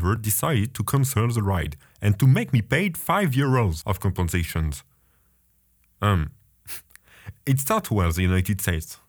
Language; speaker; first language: English; non-native, fluent; French